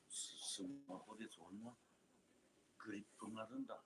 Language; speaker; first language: Japanese; native; Japanese